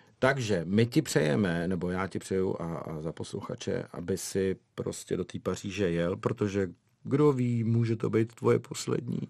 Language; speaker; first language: Czech; native; Czech